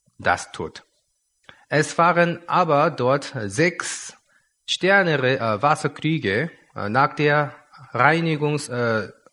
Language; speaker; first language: German; non-native, learner; Korean